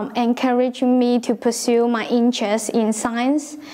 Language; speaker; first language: English; non-native, local second language; Cantonese